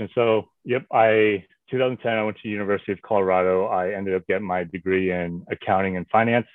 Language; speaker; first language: English; native; English